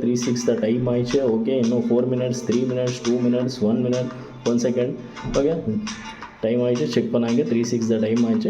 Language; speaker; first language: Tamil; non-native, learner; Kannada